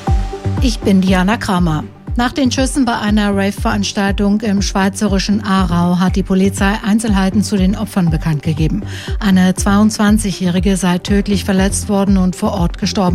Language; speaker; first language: German; native; German